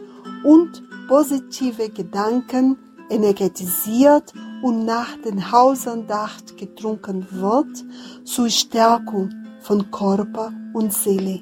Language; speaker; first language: German; non-native, fluent; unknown